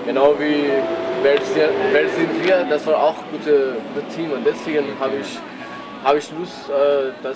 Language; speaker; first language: German; non-native, learner; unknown